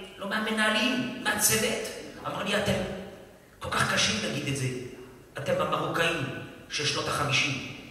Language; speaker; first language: Hebrew; non-native, fluent; French